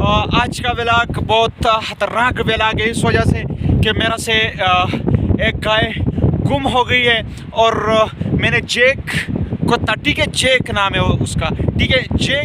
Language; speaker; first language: Hindi; non-native, local second language; Pashto